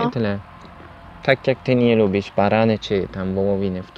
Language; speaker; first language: Polish; non-native, fluent; Turkish